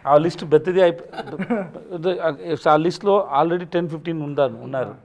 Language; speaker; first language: Telugu; non-native, learner; Tamil